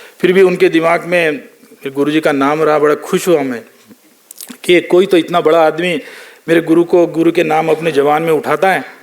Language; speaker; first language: Hindi; non-native, local second language; Marathi